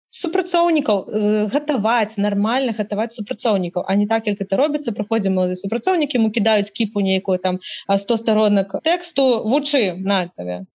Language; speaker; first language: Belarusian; native; Belarusian